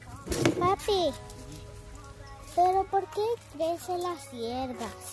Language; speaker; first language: Spanish; early bilingual, heritage; Spanish